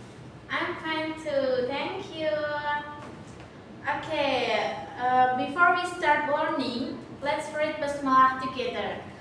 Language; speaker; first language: English; non-native, learner; Indonesian